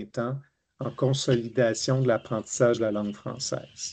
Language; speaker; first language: French; native; French